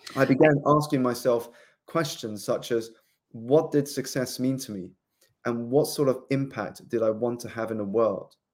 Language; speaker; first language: English; native; English